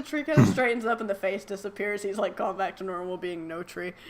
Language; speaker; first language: English; native; English